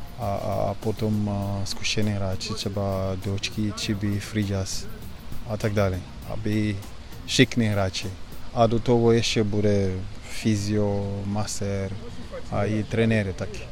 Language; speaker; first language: Czech; non-native, learner; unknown